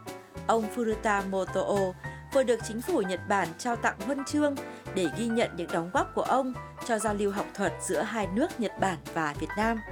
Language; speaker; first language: Vietnamese; native; Vietnamese